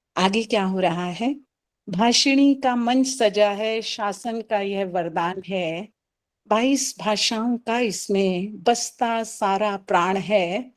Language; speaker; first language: Hindi; native; Hindi